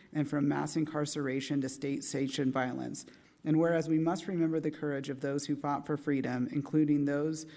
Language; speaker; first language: English; native; English